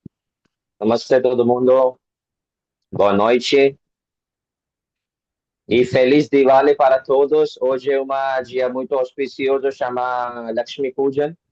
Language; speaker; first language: Portuguese; non-native, learner; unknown